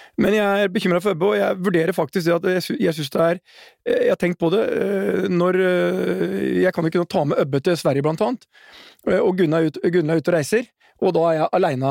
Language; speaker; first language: Norwegian; native; Norwegian